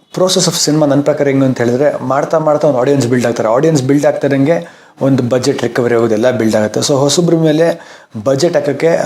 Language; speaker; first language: Kannada; native; Kannada